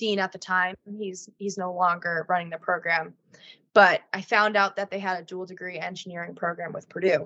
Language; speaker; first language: English; native; English